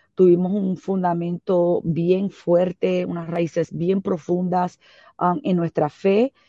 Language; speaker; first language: Spanish; early bilingual, heritage; Spanish